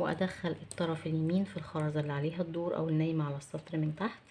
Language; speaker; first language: Arabic; native; Arabic